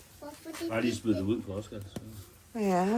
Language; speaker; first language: Danish; non-native, learner; Thai